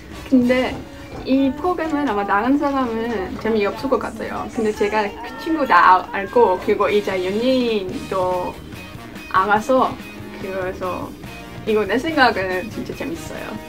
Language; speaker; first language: Korean; non-native, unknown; Dutch